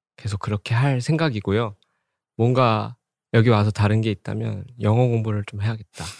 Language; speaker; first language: Korean; native; Korean